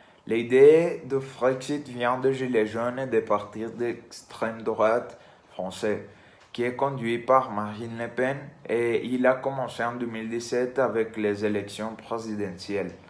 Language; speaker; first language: French; non-native, learner; Spanish